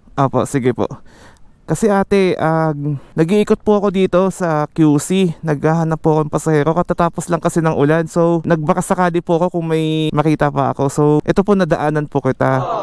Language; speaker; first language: Filipino; native; Filipino